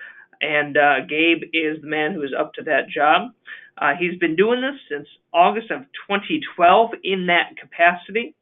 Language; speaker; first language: English; native; English